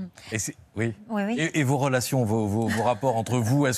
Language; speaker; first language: French; native; French